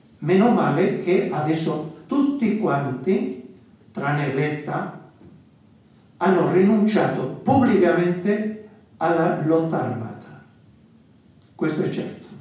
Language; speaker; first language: Italian; non-native, fluent; Basque